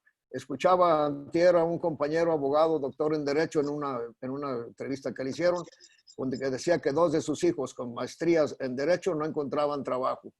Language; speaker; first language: Spanish; native; Spanish